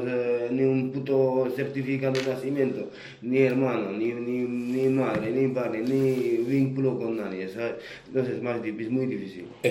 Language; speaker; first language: Spanish; non-native, fluent; Romanian